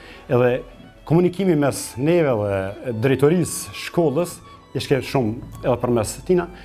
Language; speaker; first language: Albanian; native; Albanian